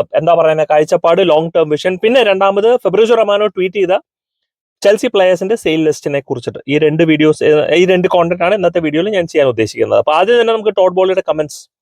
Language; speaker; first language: Malayalam; native; Malayalam